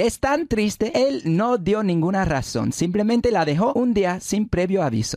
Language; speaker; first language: Spanish; non-native, fluent; English